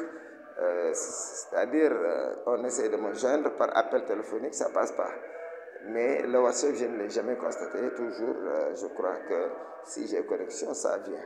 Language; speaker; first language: French; non-native, local second language; Wolof